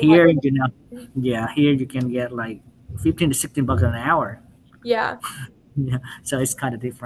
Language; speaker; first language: English; non-native, learner; Vietnamese